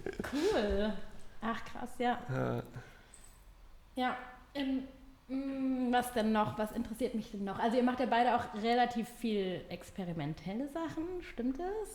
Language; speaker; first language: German; native; German